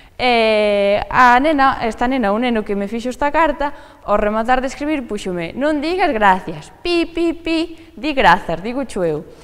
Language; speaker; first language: Galician; native; Galician